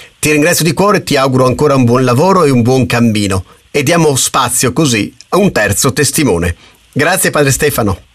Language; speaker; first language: Italian; native; Italian